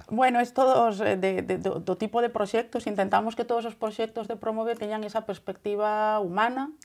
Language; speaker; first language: Galician; native; Galician